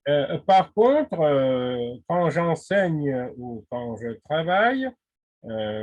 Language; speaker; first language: French; non-native, fluent; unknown